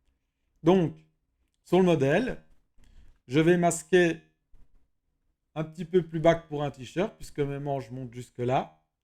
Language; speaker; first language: French; native; French